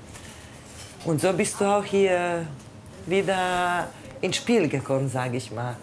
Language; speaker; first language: German; non-native, fluent; Croatian